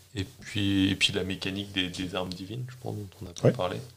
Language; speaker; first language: French; native; French